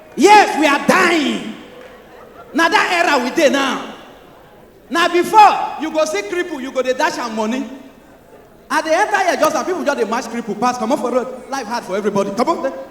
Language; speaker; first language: Nigerian Pidgin; native; Nigerian Pidgin